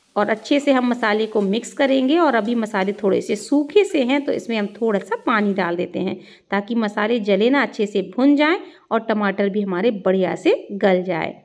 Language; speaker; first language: Hindi; native; Hindi